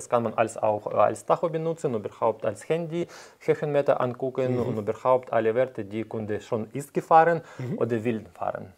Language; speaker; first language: German; non-native, fluent; Ukrainian